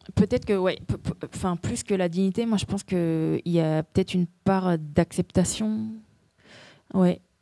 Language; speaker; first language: French; early bilingual, other home language; Korean